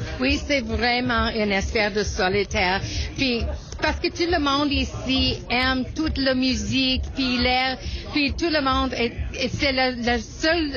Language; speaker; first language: French; non-native, local second language; English